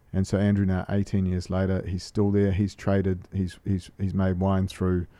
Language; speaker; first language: English; native; English